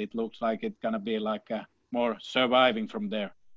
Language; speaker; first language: English; non-native, fluent; Finnish